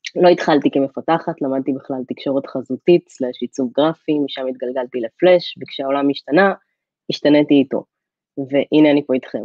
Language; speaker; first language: Hebrew; native; Hebrew